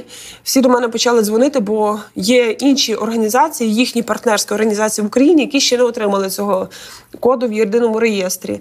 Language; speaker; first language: Ukrainian; native; Ukrainian